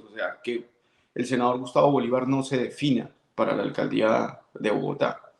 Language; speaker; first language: Spanish; native; Spanish